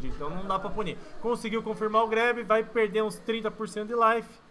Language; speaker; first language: Portuguese; native; Portuguese